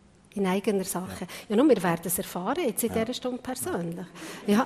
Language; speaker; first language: German; native; German